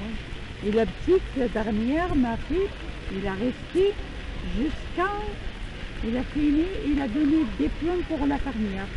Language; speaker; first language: French; non-native, learner; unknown